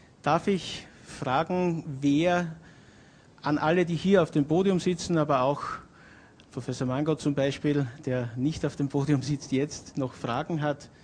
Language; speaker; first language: German; native; German